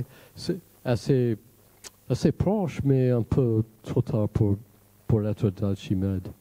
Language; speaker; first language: French; non-native, fluent; English